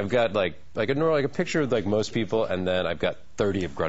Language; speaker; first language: English; native; English